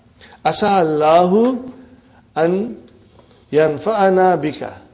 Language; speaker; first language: Arabic; non-native, fluent; Tamil